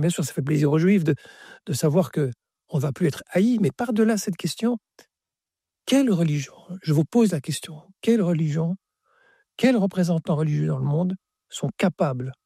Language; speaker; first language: French; native; French